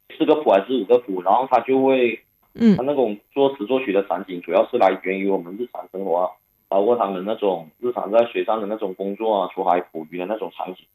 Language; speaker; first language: Chinese; non-native, local second language; Cantonese